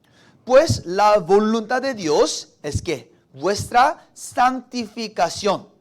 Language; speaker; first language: Spanish; non-native, fluent; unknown